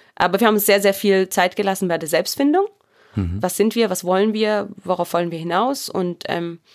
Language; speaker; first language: German; early bilingual, other home language; Arabic